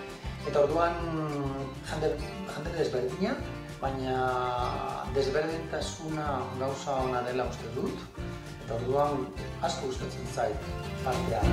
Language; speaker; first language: Basque; non-native, local second language; Spanish